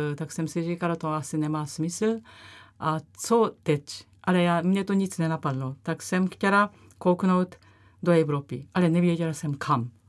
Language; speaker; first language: Czech; non-native, fluent; Japanese